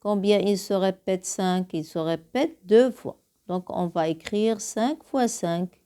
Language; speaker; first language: French; non-native, local second language; Arabic